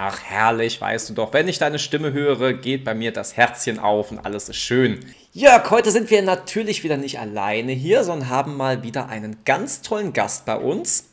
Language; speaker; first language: German; native; German